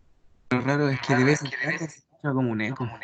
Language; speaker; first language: Spanish; native; Spanish